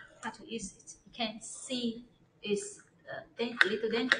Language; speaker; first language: English; non-native, learner; Chinese